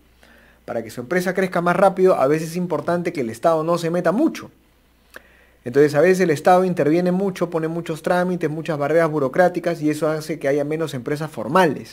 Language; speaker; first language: Spanish; native; Spanish